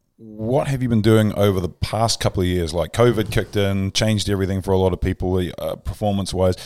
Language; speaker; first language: English; native; English